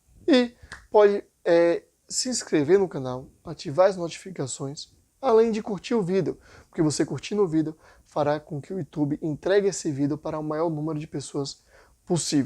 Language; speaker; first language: Portuguese; native; Portuguese